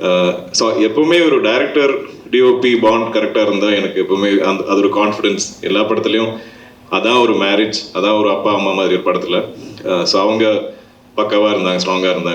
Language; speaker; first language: Tamil; non-native, local second language; Malayalam